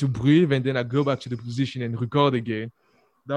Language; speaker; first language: English; non-native, fluent; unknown